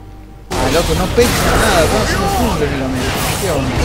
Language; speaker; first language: Spanish; native; Spanish